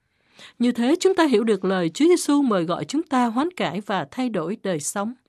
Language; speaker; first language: Vietnamese; native; Vietnamese